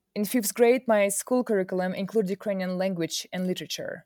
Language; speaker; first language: English; non-native, fluent; Ukrainian